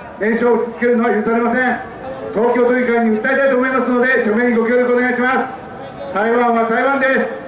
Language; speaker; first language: Japanese; native; Japanese